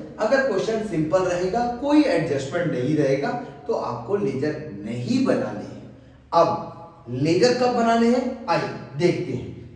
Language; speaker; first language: Hindi; non-native, local second language; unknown